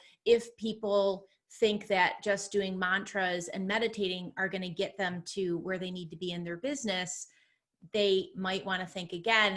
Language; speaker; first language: English; native; English